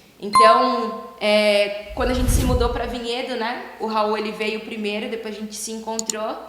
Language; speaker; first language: Portuguese; native; Portuguese